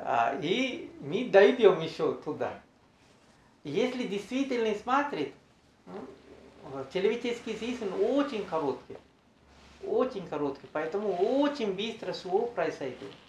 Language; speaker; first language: Russian; non-native, learner; Sinhala